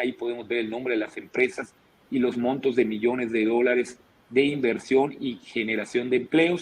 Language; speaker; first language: Spanish; native; Spanish